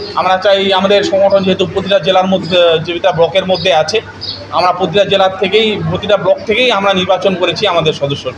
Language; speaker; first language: Bangla; non-native, local second language; Rangpuri